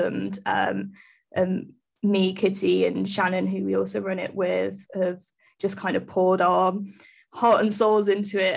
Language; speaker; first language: English; native; English